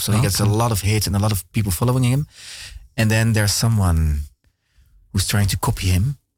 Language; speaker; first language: English; non-native, fluent; Dutch